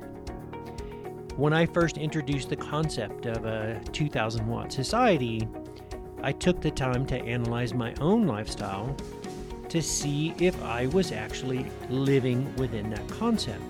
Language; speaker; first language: English; native; English